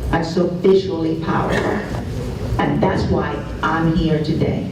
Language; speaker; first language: English; non-native, fluent; Spanish